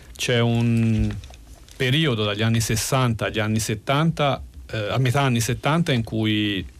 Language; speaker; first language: Italian; native; Italian